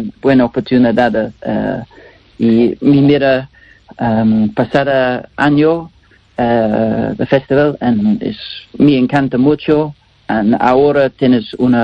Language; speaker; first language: Spanish; non-native, learner; English